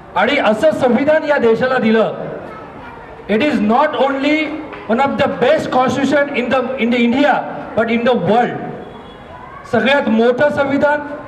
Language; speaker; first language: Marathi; non-native, local second language; Hindi